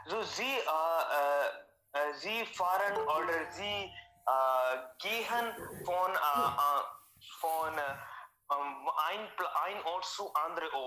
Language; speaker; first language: German; non-native, learner; Hindi